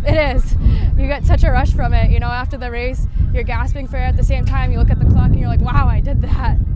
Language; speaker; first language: English; native; English